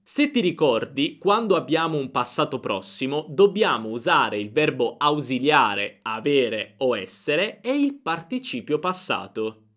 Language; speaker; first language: Italian; native; Italian